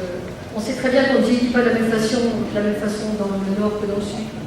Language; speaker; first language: French; native; French